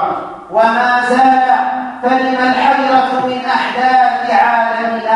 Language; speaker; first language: Arabic; native; Arabic